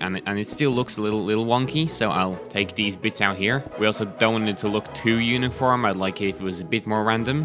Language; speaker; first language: English; native; English